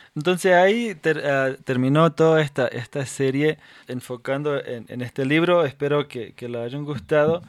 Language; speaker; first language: Spanish; non-native, fluent; English